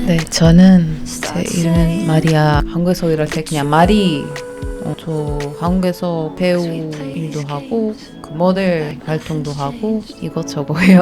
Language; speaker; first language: Korean; non-native, fluent; Portuguese